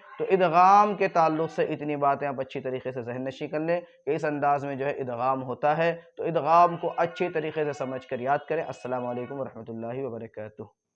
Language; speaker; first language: Urdu; native; Urdu